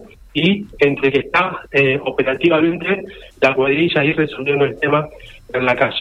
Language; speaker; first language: Spanish; native; Spanish